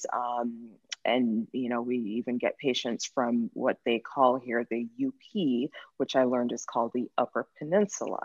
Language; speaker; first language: English; native; English